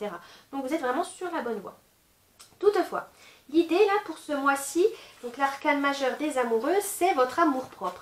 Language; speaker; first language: French; native; French